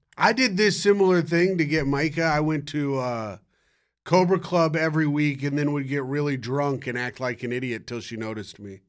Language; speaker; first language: English; native; English